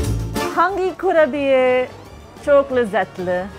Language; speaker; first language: Turkish; non-native, learner; English